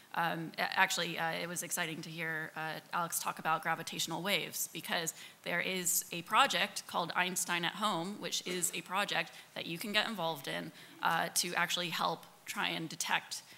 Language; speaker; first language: English; native; English